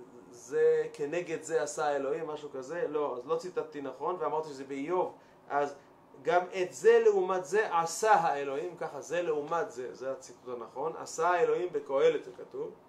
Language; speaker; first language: Hebrew; native; Hebrew